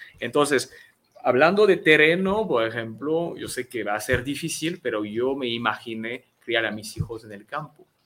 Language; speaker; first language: Spanish; non-native, fluent; French